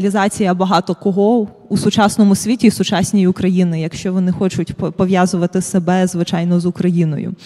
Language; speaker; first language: Ukrainian; native; Ukrainian